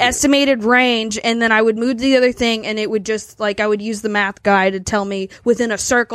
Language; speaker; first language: English; native; English